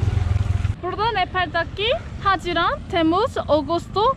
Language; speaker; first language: Turkish; non-native, learner; Nepali